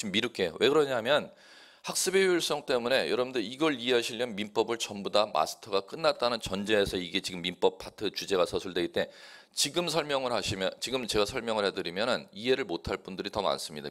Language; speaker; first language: Korean; native; Korean